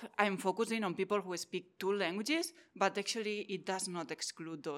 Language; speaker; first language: English; non-native, fluent; Catalan